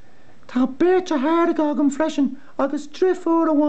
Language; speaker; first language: Irish; non-native, local second language; English